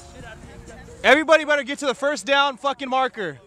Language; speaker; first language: English; native; English